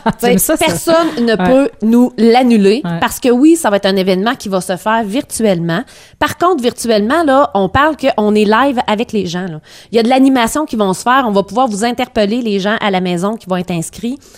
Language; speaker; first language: French; native; French